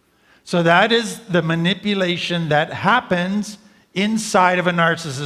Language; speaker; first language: English; native; English